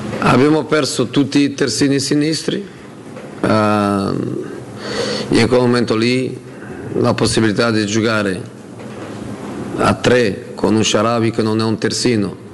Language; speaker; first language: Italian; non-native, fluent; Portuguese